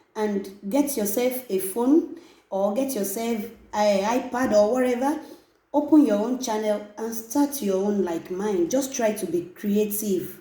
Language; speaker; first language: English; non-native, local second language; Yoruba